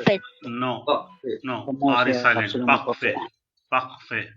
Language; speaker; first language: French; non-native, fluent; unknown